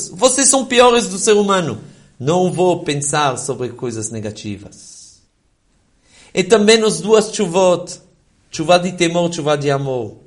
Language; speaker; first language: Portuguese; non-native, fluent; Hebrew